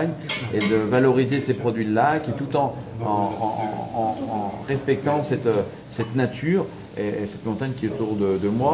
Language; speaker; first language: French; native; French